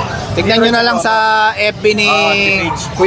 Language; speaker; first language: Filipino; native; Filipino